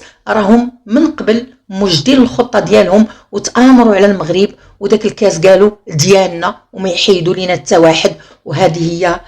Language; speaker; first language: Arabic; native; Arabic